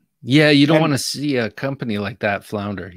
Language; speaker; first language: English; native; English